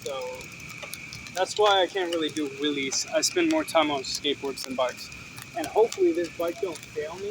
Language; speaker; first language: English; native; English